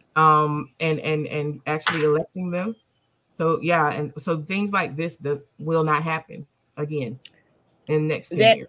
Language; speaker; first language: English; native; English